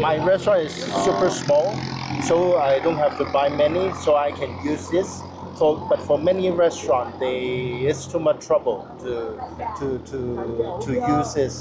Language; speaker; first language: English; non-native, local second language; Cantonese